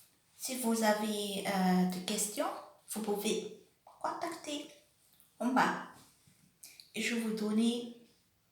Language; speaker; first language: French; non-native, learner; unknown